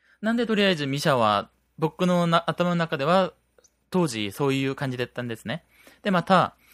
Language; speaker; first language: Japanese; non-native, fluent; Korean